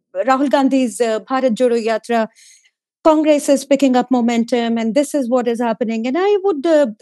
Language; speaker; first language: English; non-native, local second language; Hindi